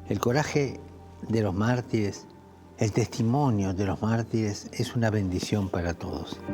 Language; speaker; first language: Spanish; native; Spanish